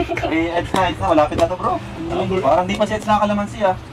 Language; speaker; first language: Filipino; native; Filipino